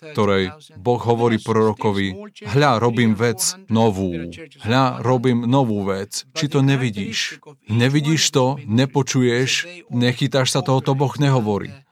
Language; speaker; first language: Slovak; non-native, fluent; Spanish